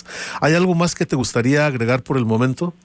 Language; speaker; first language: Spanish; native; Spanish